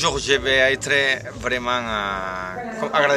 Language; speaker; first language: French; non-native, learner; Spanish